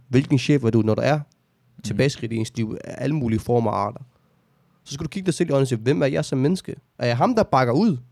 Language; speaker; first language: Danish; early bilingual, other home language; Arabic